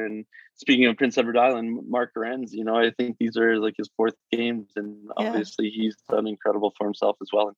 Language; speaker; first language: English; native; English